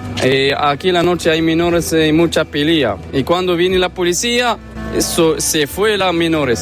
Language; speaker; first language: Spanish; non-native, learner; Arabic